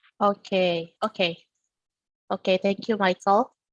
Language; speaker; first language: English; non-native, learner; Indonesian